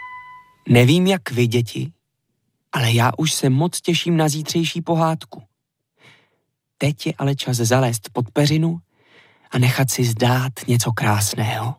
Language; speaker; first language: Czech; native; Czech